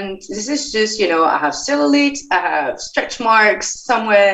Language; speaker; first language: English; non-native, fluent; French